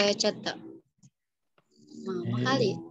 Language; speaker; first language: Japanese; non-native, learner; Indonesian